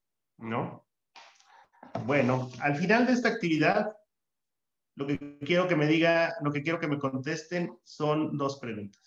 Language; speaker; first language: Spanish; native; Spanish